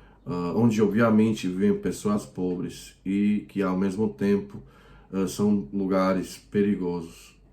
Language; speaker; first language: Portuguese; non-native, fluent; Croatian